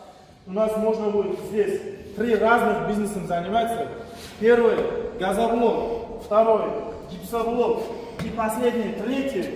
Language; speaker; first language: Russian; non-native, learner; Uzbek